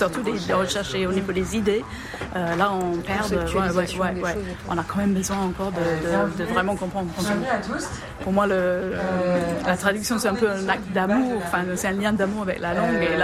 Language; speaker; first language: French; non-native, fluent; English